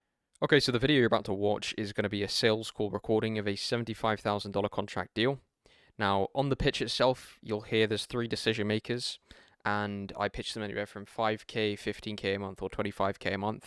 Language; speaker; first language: English; native; English